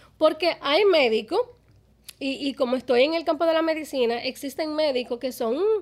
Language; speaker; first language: Spanish; early bilingual, other home language; English